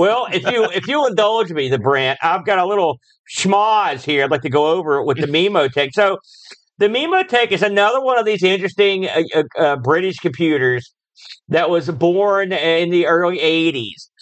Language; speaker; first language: English; native; English